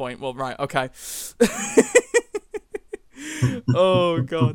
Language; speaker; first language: English; native; English